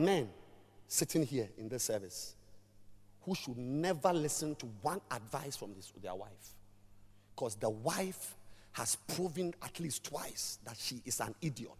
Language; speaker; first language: English; non-native, local second language; Ewe